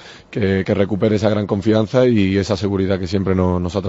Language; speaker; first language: Spanish; native; Spanish